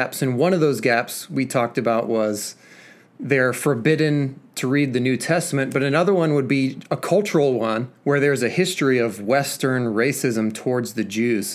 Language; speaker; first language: English; native; English